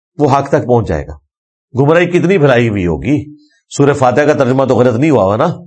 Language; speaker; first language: Urdu; non-native, local second language; Punjabi